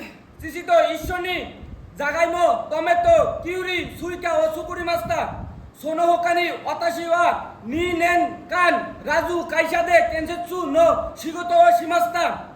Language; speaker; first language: Japanese; non-native, learner; Bangla